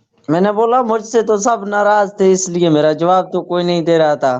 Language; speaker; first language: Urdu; non-native, local second language; Saraiki